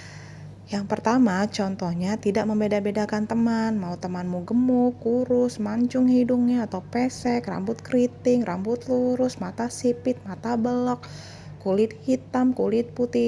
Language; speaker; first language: Indonesian; native; Indonesian